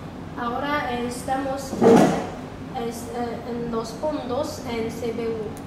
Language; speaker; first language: Spanish; non-native, learner; Chinese